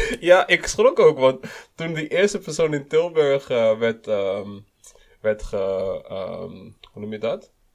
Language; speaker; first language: Dutch; early bilingual, other home language; Kinyarwanda